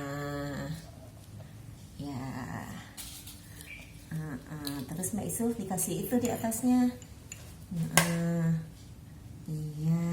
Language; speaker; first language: Indonesian; native; Indonesian